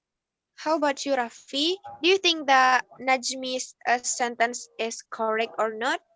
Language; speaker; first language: English; non-native, learner; Indonesian